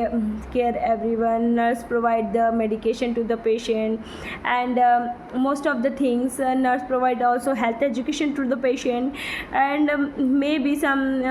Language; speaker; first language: English; non-native, learner; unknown